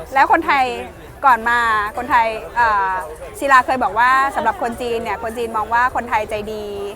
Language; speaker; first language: Thai; native; Thai